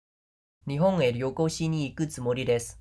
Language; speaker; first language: Japanese; non-native, fluent; Khmer